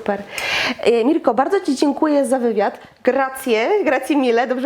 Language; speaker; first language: Polish; native; Polish